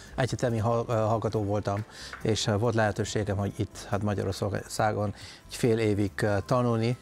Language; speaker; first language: Hungarian; non-native, fluent; Dutch